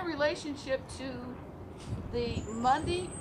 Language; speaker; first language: English; native; English